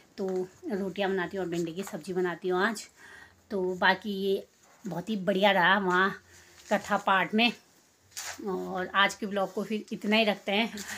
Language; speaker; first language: Hindi; native; Hindi